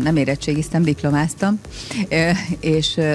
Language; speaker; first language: Hungarian; native; Hungarian